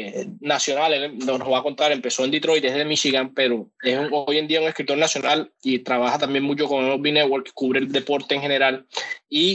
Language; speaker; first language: Spanish; native; Spanish